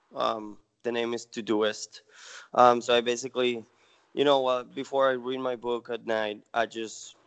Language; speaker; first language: English; non-native, fluent; Spanish